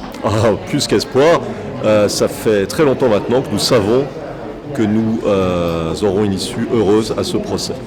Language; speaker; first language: French; native; French